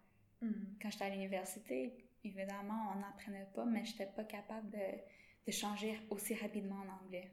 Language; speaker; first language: French; non-native, local second language; English